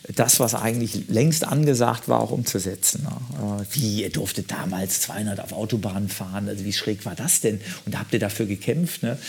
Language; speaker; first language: German; native; German